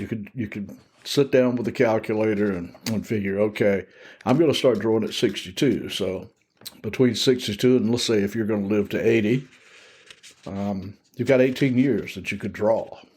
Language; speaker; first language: English; native; English